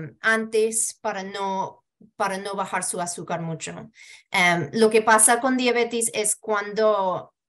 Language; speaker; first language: Spanish; early bilingual, heritage; Spanish